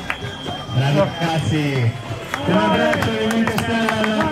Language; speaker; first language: Italian; native; Italian